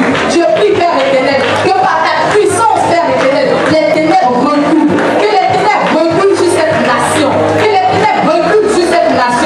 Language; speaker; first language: French; non-native, local second language; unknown